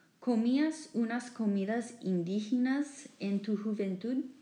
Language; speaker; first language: Spanish; non-native, fluent; English